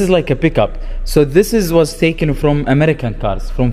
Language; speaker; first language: English; non-native, learner; Arabic